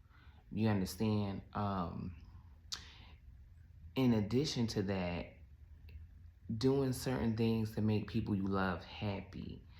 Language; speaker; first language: English; native; English